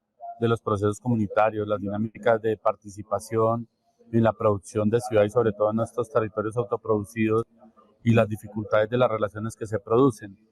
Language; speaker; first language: Spanish; native; Spanish